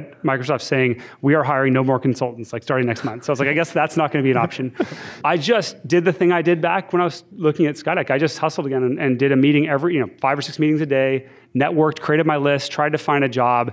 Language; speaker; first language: English; native; English